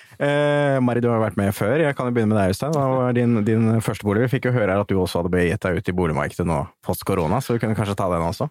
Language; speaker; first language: Norwegian; native; Norwegian